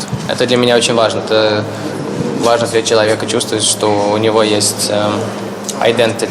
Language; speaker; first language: Russian; early bilingual, heritage; Russian